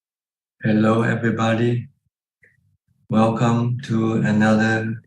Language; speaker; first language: English; non-native, fluent; Thai